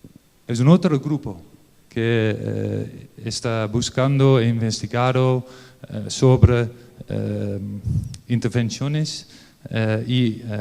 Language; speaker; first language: Spanish; non-native, learner; Dutch